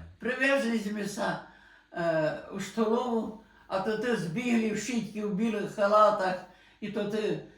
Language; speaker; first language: Ukrainian; native; Ukrainian